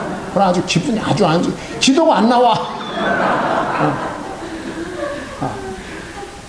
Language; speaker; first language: Korean; native; Korean